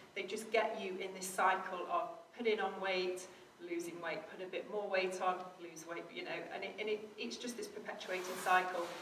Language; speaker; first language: English; native; English